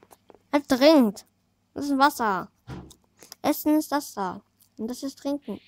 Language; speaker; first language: German; early bilingual, other home language; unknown